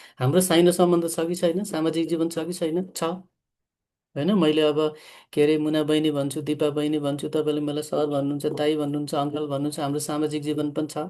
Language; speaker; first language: Nepali; native; Nepali